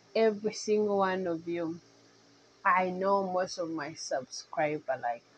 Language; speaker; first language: English; non-native, local second language; Nyankole